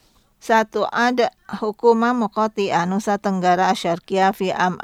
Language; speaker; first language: Arabic; non-native, fluent; Indonesian